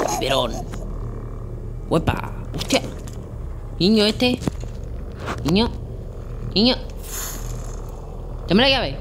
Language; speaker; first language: Spanish; native; Spanish